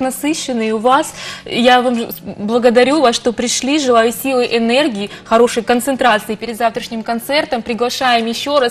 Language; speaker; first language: Russian; native; Russian